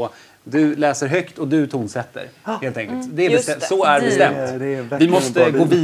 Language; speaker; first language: Swedish; native; Swedish